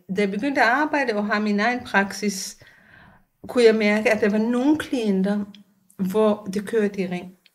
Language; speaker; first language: Danish; non-native, fluent; Hebrew